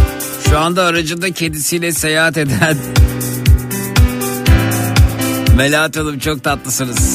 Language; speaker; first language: Turkish; native; Turkish